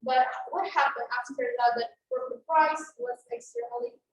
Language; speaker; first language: English; non-native, fluent; Indonesian